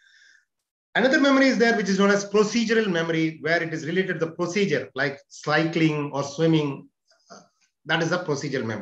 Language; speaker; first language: English; non-native, local second language; Telugu